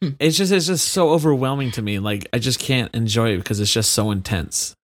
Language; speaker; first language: English; native; English